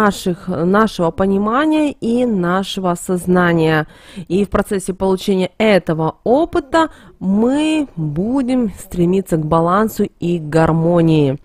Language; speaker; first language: Russian; native; Russian